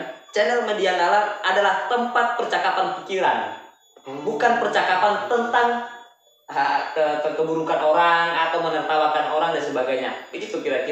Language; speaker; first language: Indonesian; native; Indonesian